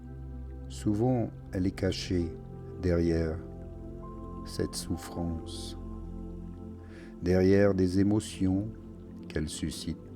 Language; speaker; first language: French; native; French